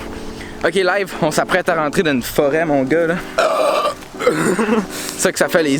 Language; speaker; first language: French; native; French